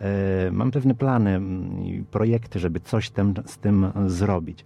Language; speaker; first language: Polish; early bilingual, heritage; Polish